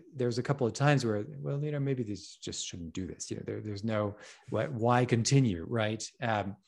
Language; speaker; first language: English; non-native, fluent; French